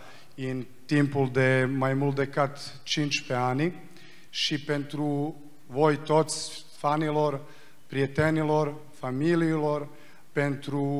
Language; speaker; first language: Romanian; non-native, fluent; Serbian